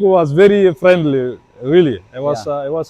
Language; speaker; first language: English; non-native, learner; French